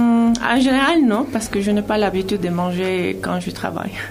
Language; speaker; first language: French; non-native, fluent; Spanish